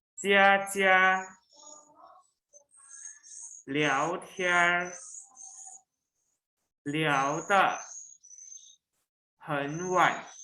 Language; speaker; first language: Chinese; non-native, local second language; Indonesian